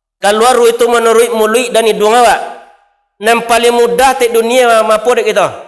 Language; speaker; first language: Malay; non-native, local second language; Minangkabau